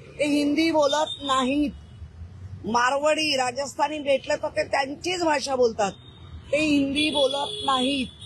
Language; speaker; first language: Marathi; native; Marathi